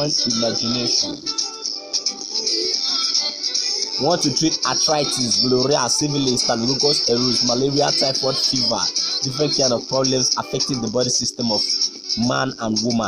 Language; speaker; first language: English; non-native, local second language; Ibibio